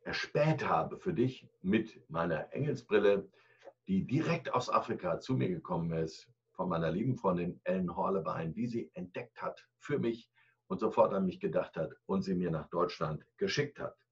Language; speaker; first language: German; native; German